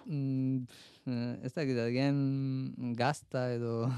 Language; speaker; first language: Basque; non-native, learner; Malayalam